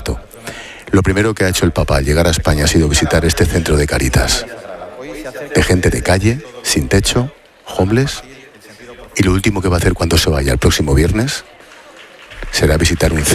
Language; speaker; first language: Spanish; native; Spanish